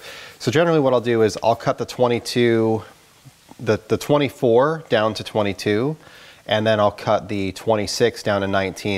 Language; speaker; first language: English; native; English